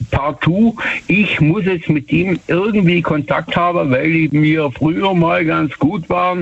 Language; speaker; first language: German; native; German